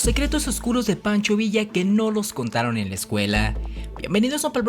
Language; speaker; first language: Spanish; native; Spanish